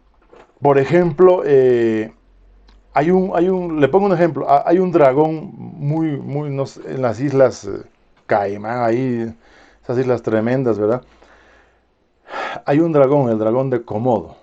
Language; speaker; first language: Spanish; native; Spanish